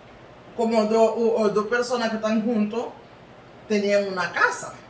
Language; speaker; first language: Spanish; non-native, learner; Haitian Creole